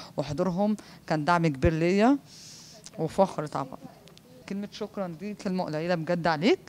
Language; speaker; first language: Arabic; native; Arabic